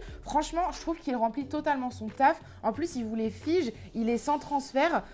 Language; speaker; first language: French; native; French